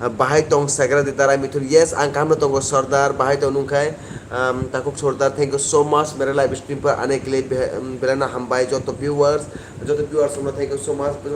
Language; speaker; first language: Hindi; non-native, local second language; Kok Borok